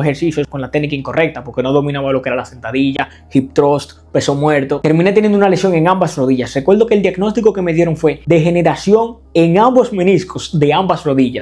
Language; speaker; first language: Spanish; native; Spanish